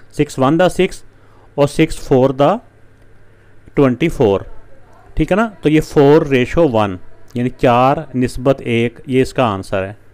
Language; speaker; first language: Urdu; non-native, local second language; Punjabi